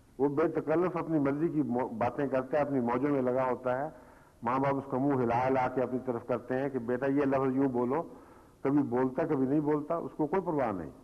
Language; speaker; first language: Urdu; native; Urdu